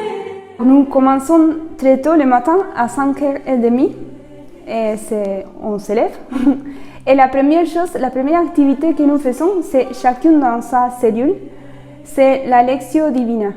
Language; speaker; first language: French; non-native, fluent; Spanish